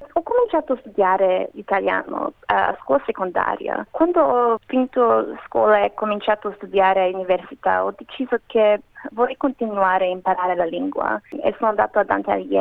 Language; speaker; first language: Italian; non-native, learner; Macedonian